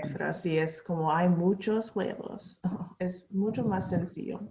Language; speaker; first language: Spanish; non-native, fluent; English